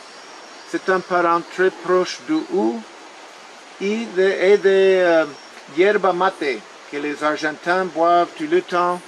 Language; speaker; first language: French; non-native, fluent; Spanish